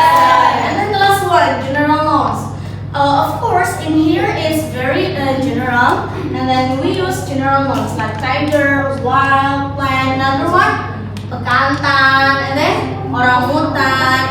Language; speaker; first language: English; non-native, learner; Indonesian